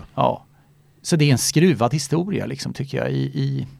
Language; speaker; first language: Swedish; native; Swedish